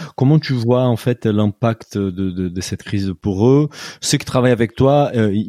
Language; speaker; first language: French; non-native, fluent; Portuguese